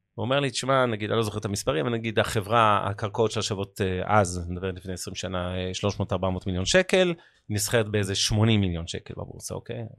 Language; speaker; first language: Hebrew; native; Hebrew